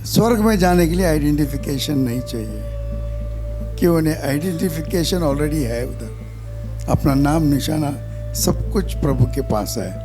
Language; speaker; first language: Hindi; non-native, local second language; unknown